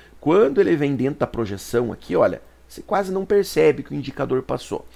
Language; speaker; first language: Portuguese; native; Portuguese